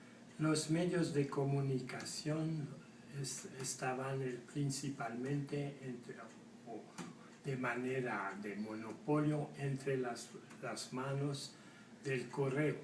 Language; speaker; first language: Spanish; non-native, fluent; French